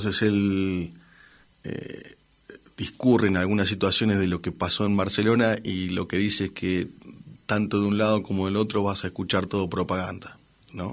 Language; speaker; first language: Spanish; native; Spanish